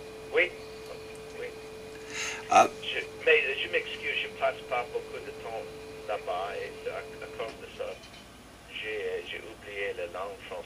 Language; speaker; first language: French; non-native, fluent; English